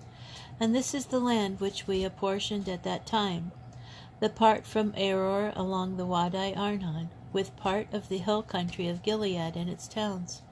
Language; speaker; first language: English; native; English